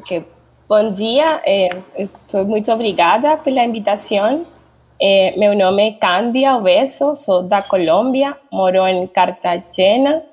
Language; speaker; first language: Portuguese; non-native, learner; Spanish